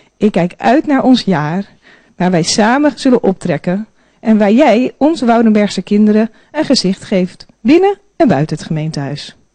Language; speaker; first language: Dutch; native; Dutch